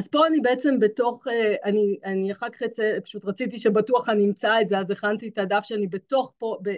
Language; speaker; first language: Hebrew; native; Hebrew